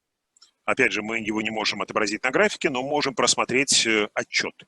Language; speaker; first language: Russian; native; Russian